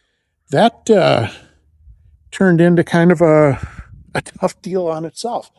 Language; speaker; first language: English; native; English